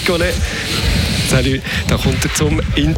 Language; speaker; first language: German; native; German